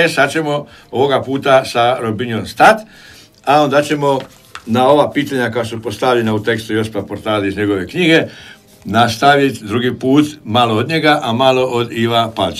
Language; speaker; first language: Croatian; native; Croatian